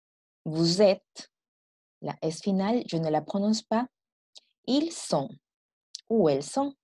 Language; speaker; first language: French; non-native, fluent; Spanish